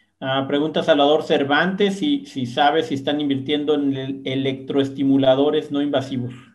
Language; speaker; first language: Spanish; native; Spanish